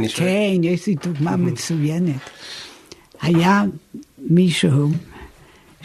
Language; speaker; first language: Hebrew; non-native, fluent; English